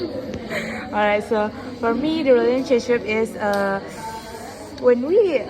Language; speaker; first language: English; non-native, learner; Indonesian